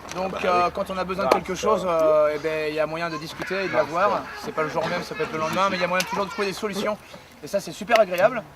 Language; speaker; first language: French; native; French